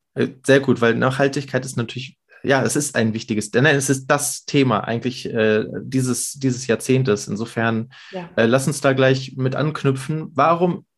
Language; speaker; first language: German; native; German